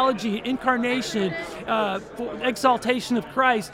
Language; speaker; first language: English; native; English